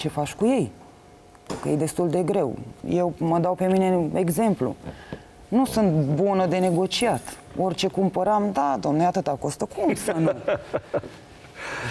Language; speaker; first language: Romanian; native; Romanian